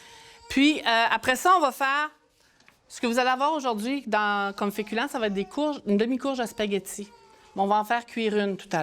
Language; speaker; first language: French; native; French